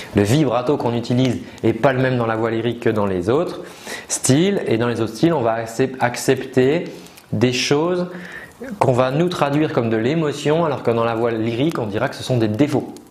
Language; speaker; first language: French; native; French